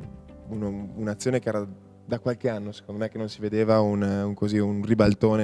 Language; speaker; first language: Italian; native; Italian